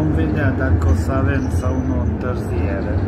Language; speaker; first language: Romanian; non-native, local second language; Hungarian